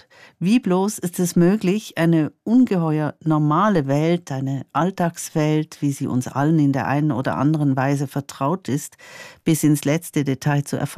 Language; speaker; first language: German; native; German